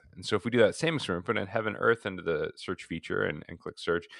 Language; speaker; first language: English; native; English